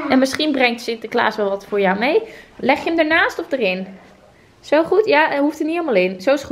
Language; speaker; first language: Dutch; native; Dutch